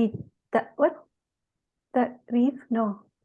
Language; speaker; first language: English; non-native, local second language; Malay